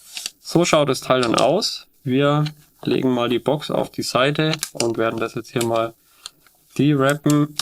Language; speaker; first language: German; native; German